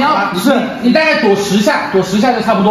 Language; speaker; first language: Chinese; native; Chinese